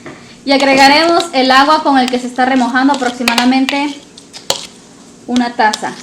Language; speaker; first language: Spanish; native; Spanish